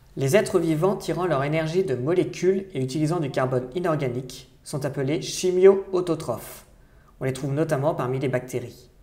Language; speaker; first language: French; native; French